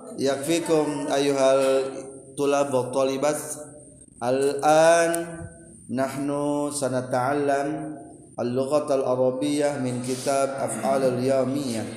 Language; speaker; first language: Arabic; non-native, fluent; Indonesian